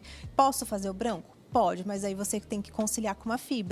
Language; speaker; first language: Portuguese; native; Portuguese